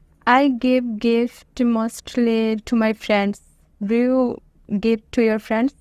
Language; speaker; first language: English; non-native, learner; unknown